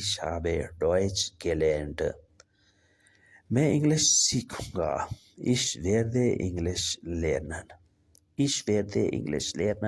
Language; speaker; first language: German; non-native, fluent; Urdu